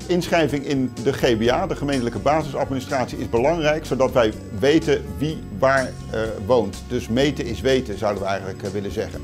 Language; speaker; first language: Dutch; native; Dutch